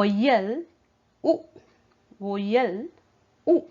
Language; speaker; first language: French; non-native, learner; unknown